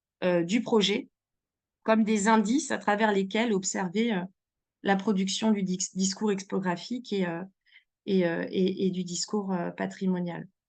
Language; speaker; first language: French; native; French